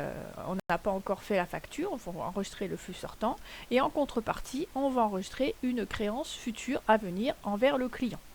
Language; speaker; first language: French; native; French